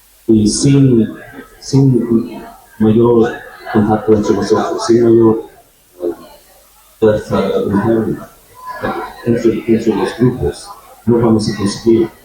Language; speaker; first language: Spanish; non-native, learner; English